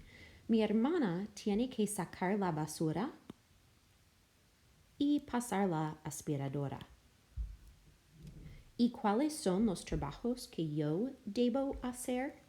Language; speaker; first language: Spanish; non-native, fluent; English